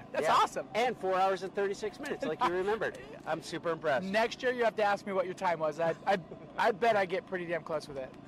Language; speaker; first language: English; native; English